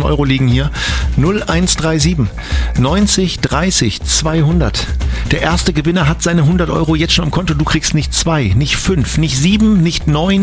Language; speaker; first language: German; native; German